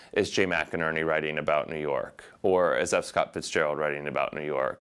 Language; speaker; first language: English; native; English